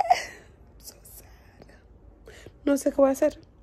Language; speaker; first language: Spanish; early bilingual, heritage; Spanish